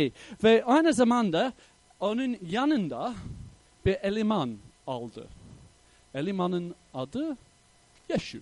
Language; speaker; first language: Turkish; non-native, fluent; English